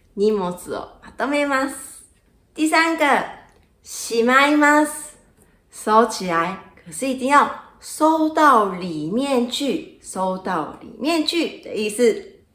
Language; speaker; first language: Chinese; non-native, fluent; Japanese